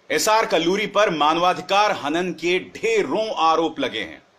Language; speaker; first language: Hindi; native; Hindi